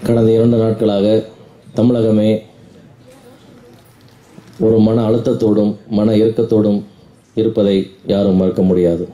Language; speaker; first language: Tamil; native; Tamil